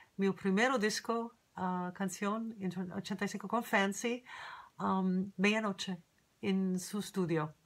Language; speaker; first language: Spanish; non-native, learner; English